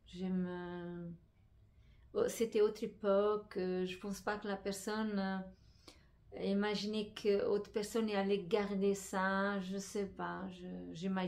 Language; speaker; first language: French; non-native, fluent; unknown